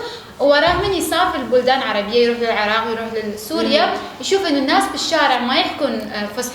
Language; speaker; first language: Arabic; non-native, fluent; Persian